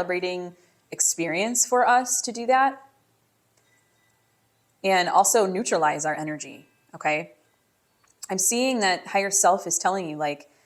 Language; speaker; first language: English; native; English